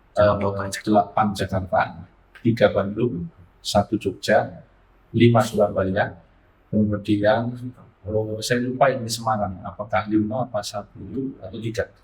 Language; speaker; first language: Indonesian; native; Indonesian